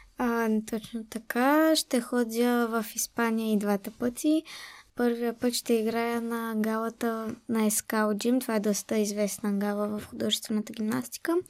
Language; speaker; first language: Bulgarian; early bilingual, heritage; Bulgarian